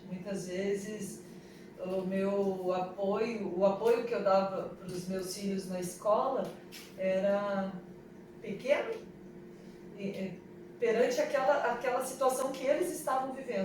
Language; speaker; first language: Portuguese; non-native, local second language; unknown